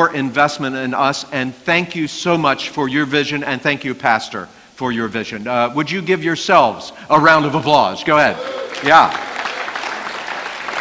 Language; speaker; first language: English; native; English